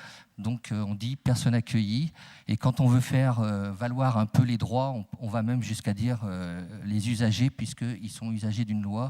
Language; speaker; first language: French; native; French